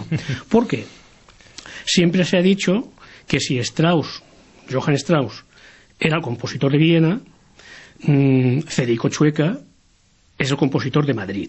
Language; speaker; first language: Spanish; native; Spanish